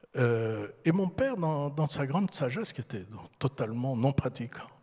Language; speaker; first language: French; early bilingual, heritage; French